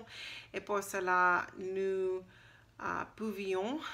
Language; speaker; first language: French; non-native, learner; English